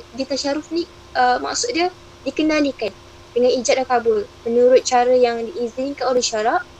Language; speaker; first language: Malay; native; Malay